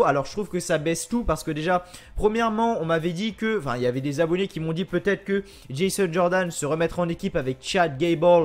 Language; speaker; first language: French; native; French